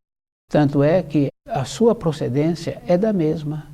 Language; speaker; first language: Portuguese; native; Portuguese